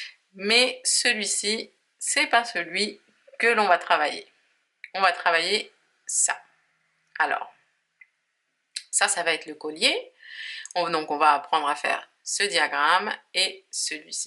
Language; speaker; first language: French; native; French